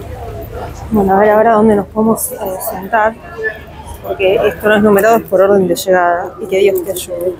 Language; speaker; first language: Spanish; native; Spanish